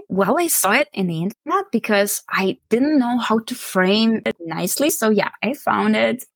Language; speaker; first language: English; non-native, fluent; Ukrainian